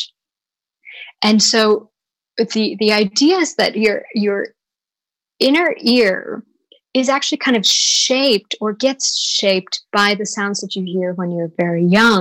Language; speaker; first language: English; native; English